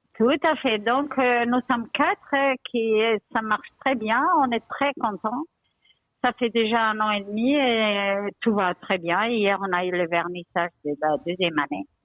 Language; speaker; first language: French; non-native, fluent; Spanish